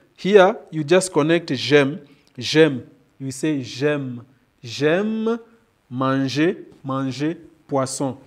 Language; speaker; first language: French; non-native, learner; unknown